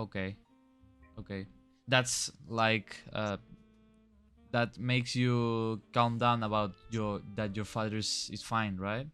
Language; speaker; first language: English; non-native, fluent; Spanish